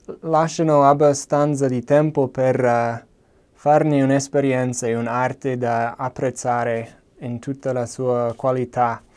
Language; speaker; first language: Italian; non-native, fluent; English